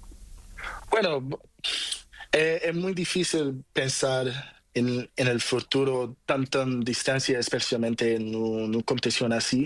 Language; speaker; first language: Spanish; non-native, learner; Portuguese